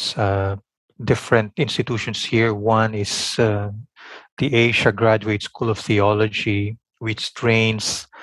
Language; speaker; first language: English; non-native, local second language; Filipino